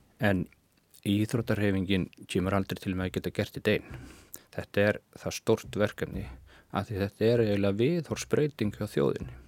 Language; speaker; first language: Icelandic; native; Icelandic